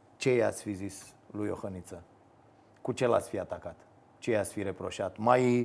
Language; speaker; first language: Romanian; native; Romanian